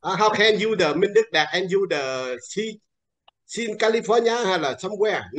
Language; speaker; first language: English; non-native, learner; Vietnamese